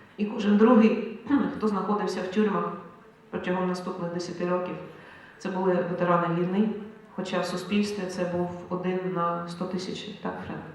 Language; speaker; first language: Ukrainian; native; Ukrainian